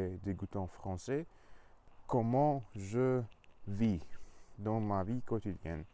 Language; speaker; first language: French; non-native, learner; Russian